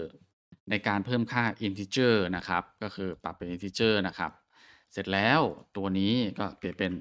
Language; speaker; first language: Thai; native; Thai